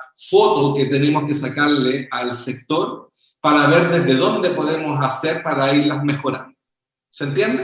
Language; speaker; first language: Spanish; native; Spanish